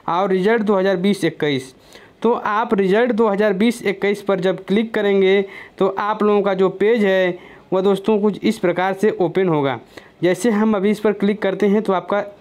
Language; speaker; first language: Hindi; native; Hindi